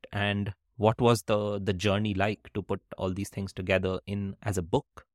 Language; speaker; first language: English; non-native, local second language; Hindi